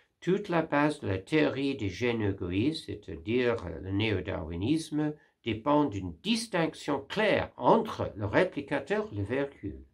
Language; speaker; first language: French; non-native, fluent; English